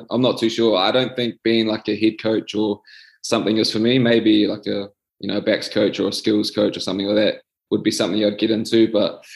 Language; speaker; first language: English; native; English